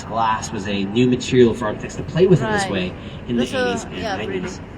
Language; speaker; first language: English; native; English